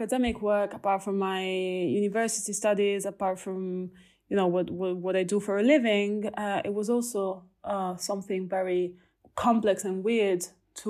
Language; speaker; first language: English; non-native, fluent; Italian